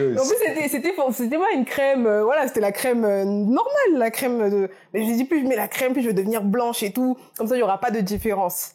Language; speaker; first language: French; early bilingual, other home language; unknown